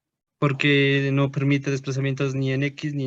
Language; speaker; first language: Spanish; native; Spanish